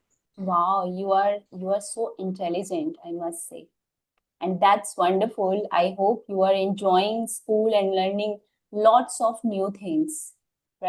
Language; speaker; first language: English; non-native, fluent; Hindi